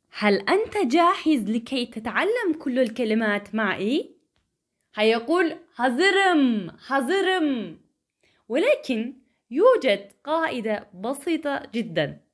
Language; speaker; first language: Arabic; non-native, fluent; Turkish